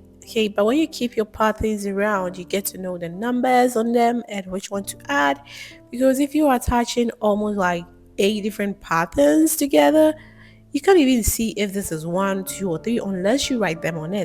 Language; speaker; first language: English; non-native, local second language; Akan